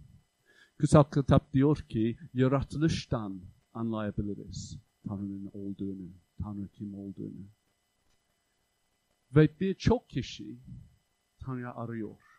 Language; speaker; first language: Turkish; non-native, fluent; English